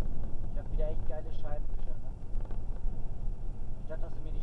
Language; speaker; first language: German; native; German